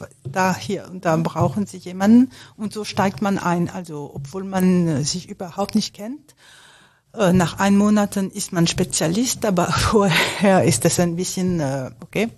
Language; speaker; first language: German; non-native, fluent; French